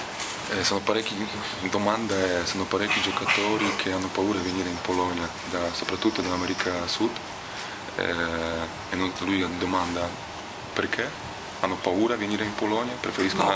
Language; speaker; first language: Italian; non-native, learner; Polish